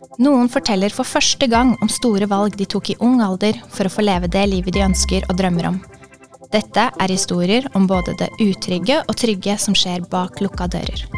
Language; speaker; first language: Norwegian; native; Norwegian